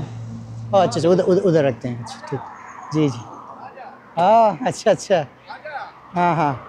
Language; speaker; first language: Hindi; non-native, fluent; Bangla